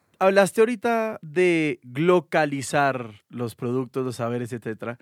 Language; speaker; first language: Spanish; native; Spanish